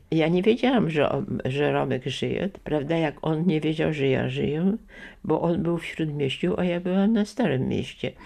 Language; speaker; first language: Polish; native; Polish